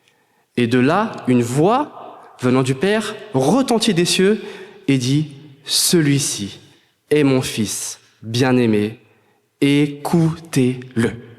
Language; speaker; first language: French; native; French